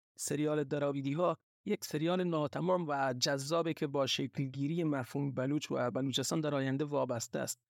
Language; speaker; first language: Persian; non-native, local second language; Baluchi